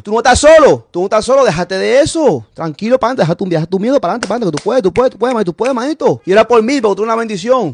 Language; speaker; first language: Spanish; native; Spanish